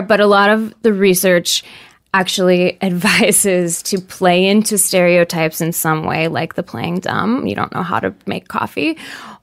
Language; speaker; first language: English; native; English